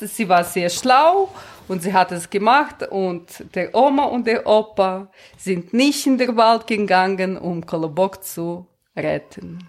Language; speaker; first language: German; non-native, learner; Russian